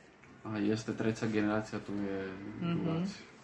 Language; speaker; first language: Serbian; early bilingual, heritage; Spanish